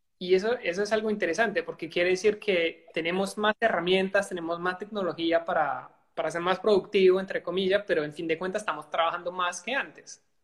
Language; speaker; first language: Spanish; non-native, fluent; French